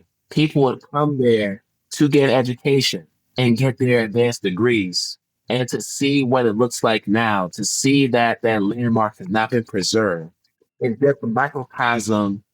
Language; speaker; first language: English; early bilingual, other home language; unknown